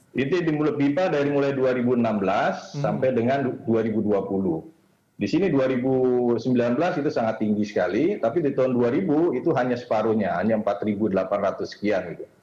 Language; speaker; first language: Indonesian; native; Indonesian